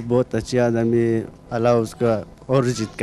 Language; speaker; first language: Hindi; non-native, learner; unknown